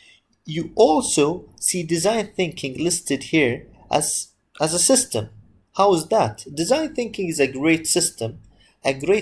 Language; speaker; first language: English; non-native, fluent; Arabic